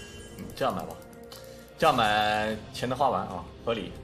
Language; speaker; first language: Chinese; native; Chinese